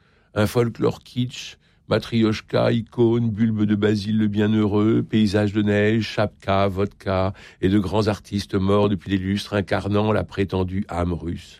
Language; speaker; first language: French; native; French